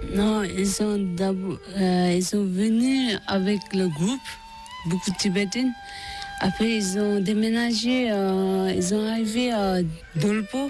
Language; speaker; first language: French; non-native, learner; Tibetan